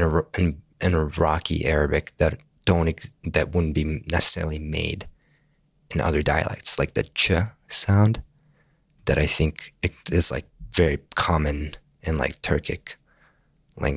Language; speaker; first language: English; non-native, fluent; Arabic